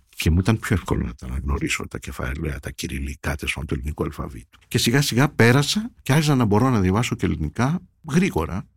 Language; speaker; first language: Greek; early bilingual, heritage; Greek